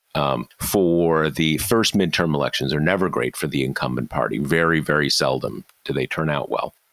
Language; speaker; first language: English; native; English